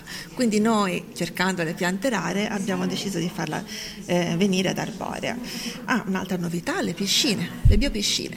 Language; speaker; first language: Italian; native; Italian